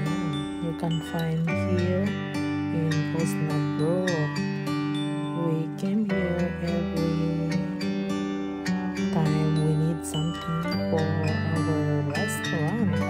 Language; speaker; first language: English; non-native, learner; Filipino